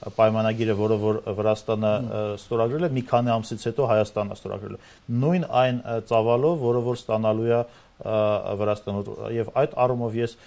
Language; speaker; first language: Armenian; native; Armenian